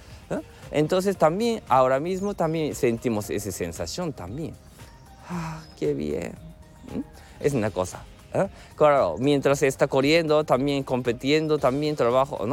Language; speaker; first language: Spanish; non-native, learner; Japanese